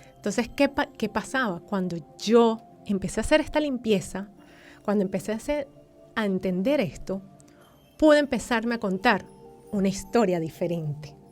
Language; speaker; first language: Spanish; native; Spanish